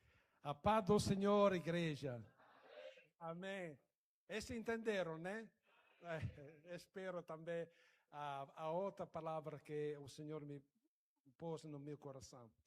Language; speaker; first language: Portuguese; non-native, fluent; Italian